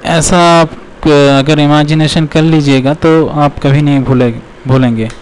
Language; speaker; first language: Hindi; non-native, local second language; Bangla